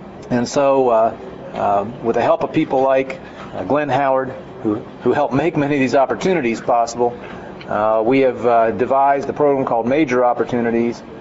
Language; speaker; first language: English; native; English